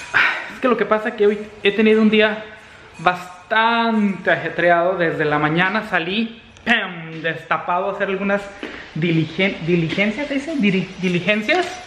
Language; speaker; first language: Spanish; native; Spanish